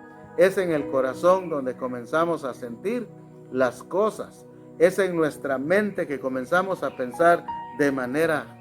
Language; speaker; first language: Spanish; native; Spanish